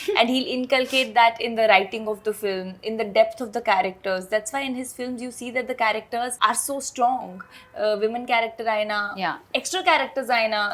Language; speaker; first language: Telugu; non-native, fluent; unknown